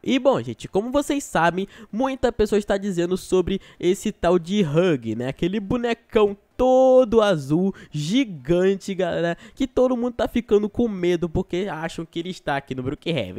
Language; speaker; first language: Portuguese; native; Portuguese